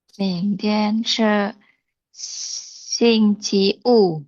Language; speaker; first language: Chinese; non-native, learner; Indonesian